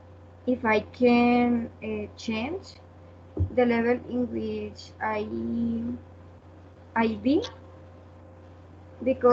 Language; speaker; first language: English; non-native, learner; Spanish